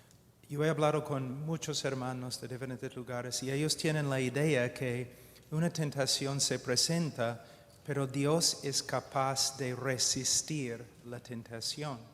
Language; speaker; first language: Spanish; non-native, fluent; English